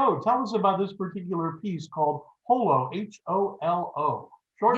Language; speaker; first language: English; native; English